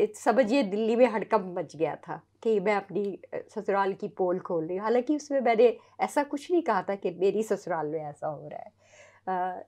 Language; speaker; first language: Hindi; native; Hindi